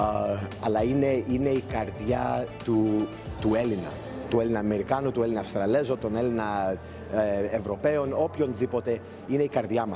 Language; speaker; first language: Greek; early bilingual, heritage; Greek